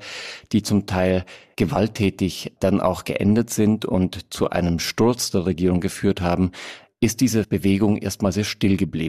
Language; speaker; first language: German; native; German